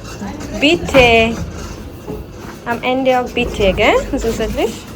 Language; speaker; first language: German; non-native, learner; Telugu